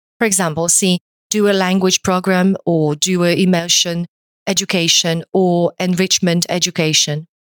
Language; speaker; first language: English; non-native, fluent; Polish